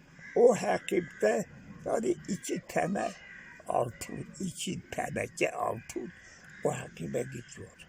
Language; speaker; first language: Turkish; non-native, local second language; Kurdish